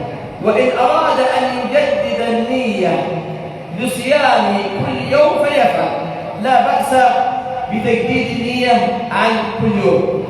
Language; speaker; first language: Arabic; native; Arabic